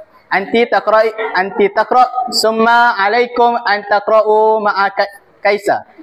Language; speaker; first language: Arabic; non-native, learner; Malay